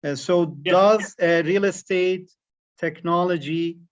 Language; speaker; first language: English; non-native, fluent; Turkish